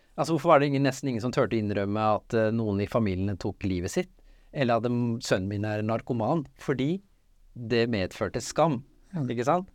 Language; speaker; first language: Norwegian; early bilingual, other home language; Urdu